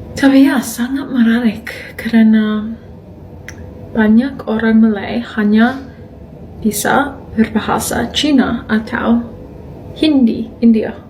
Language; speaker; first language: Indonesian; non-native, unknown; English